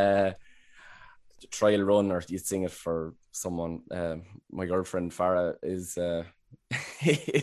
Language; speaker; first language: English; native; English